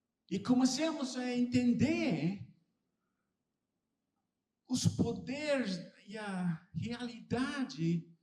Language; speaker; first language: Portuguese; non-native, fluent; English